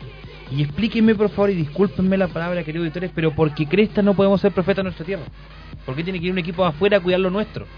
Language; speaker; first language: Spanish; native; Spanish